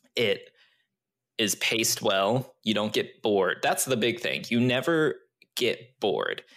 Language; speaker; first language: English; early bilingual, other home language; Chinese